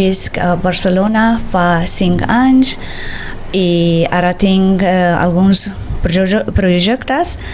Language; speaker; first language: Catalan; non-native, learner; Persian